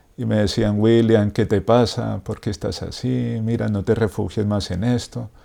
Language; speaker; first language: Spanish; native; Spanish